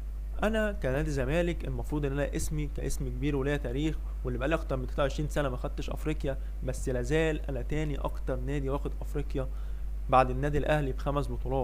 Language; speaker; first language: Arabic; native; Arabic